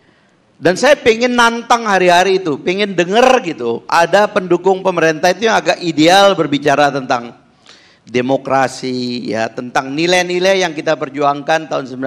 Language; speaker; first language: Indonesian; native; Indonesian